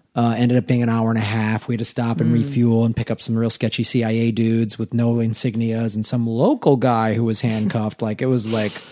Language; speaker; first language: English; native; English